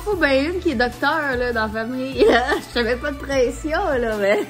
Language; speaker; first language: French; native; French